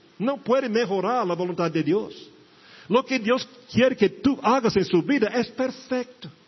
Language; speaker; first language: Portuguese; non-native, fluent; English